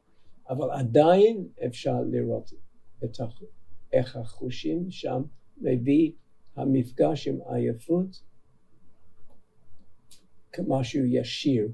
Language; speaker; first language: Hebrew; non-native, fluent; English